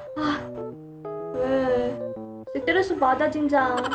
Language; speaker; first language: Korean; non-native, learner; Cebuano